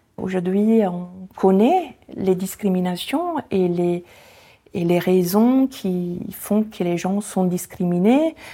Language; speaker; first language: French; non-native, fluent; Italian